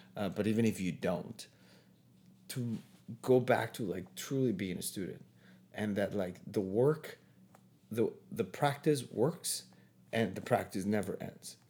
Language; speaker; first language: English; non-native, fluent; Spanish